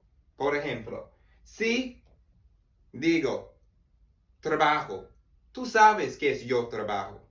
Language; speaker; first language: Spanish; non-native, learner; English